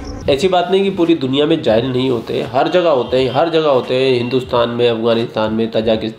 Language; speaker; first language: Hindi; native; Hindi